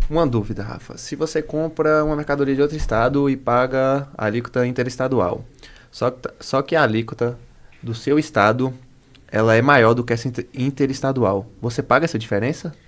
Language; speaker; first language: Portuguese; native; Portuguese